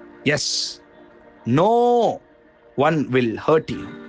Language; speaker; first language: English; non-native, local second language; Tamil